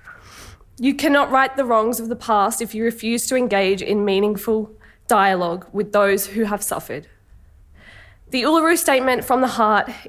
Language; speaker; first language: English; native; English